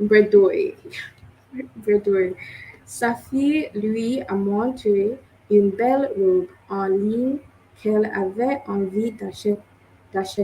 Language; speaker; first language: French; non-native, learner; English